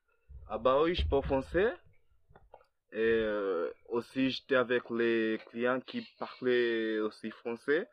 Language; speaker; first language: French; non-native, learner; Swahili